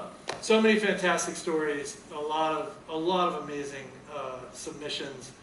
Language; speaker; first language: English; native; English